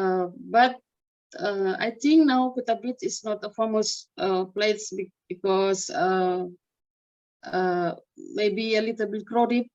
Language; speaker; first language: English; non-native, learner; Indonesian